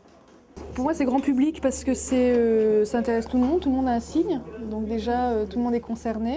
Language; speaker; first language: French; native; French